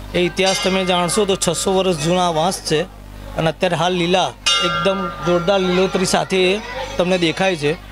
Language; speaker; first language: Gujarati; native; Gujarati